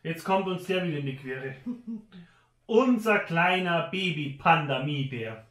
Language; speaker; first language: German; native; German